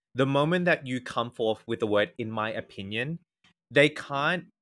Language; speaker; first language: English; native; English